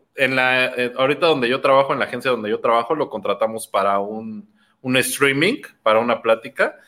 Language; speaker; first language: Spanish; native; Spanish